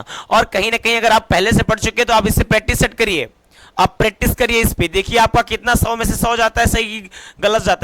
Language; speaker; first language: Hindi; native; Hindi